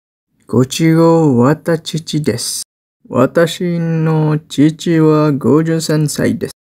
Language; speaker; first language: Japanese; non-native, learner; Malay